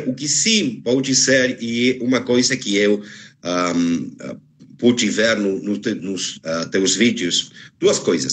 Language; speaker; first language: Portuguese; non-native, fluent; Spanish